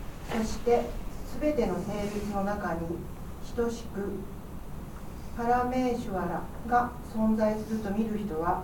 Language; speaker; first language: Japanese; native; Japanese